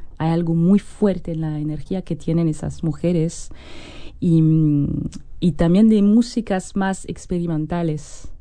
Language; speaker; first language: Spanish; non-native, fluent; French